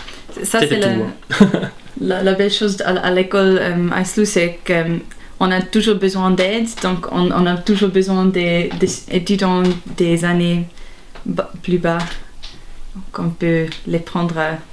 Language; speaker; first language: French; non-native, local second language; German